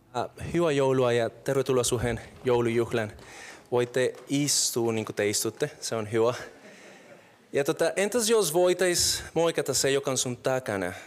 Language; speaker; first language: Finnish; non-native, fluent; Spanish